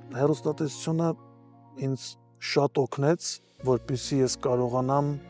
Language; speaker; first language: Armenian; early bilingual, heritage; Armenian